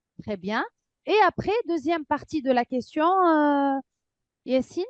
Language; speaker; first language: French; non-native, local second language; Arabic